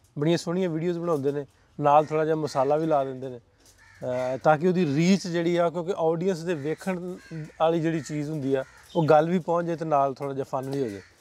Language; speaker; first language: Punjabi; native; Punjabi